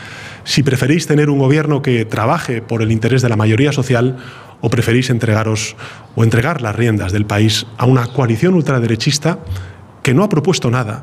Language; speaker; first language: Spanish; native; Spanish